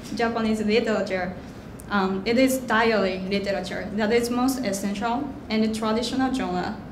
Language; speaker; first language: English; non-native, fluent; Japanese